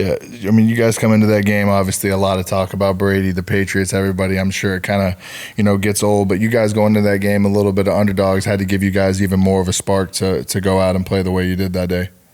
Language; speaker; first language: English; native; English